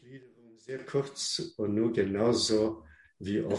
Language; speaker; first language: German; non-native, fluent; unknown